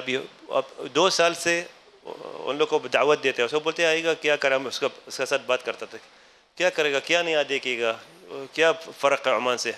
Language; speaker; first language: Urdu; non-native, learner; Arabic